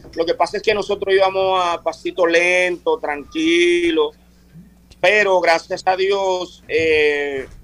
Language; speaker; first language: Spanish; native; Spanish